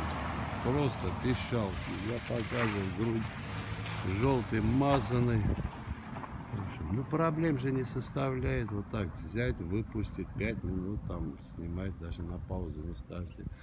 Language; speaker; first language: Russian; native; Russian